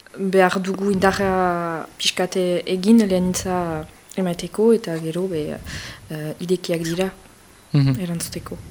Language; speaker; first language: Basque; non-native, local second language; French